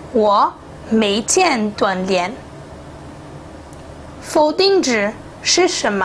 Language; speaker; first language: Chinese; non-native, fluent; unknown